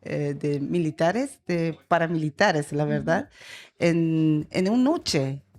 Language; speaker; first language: Spanish; non-native, learner; Persian